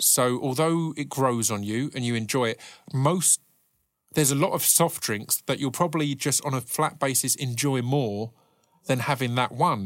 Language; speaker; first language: English; native; English